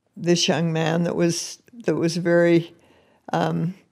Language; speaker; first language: English; native; English